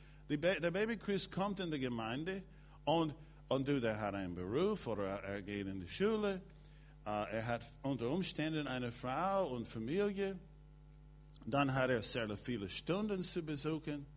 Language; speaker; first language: German; non-native, fluent; English